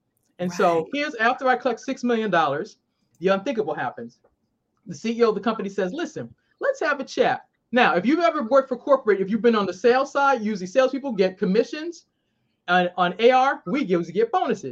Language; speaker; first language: English; native; English